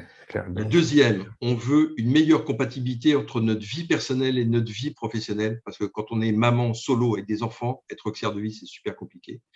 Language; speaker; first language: French; native; French